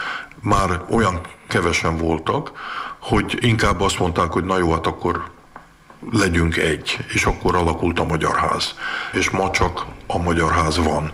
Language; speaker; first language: Hungarian; early bilingual, heritage; Hungarian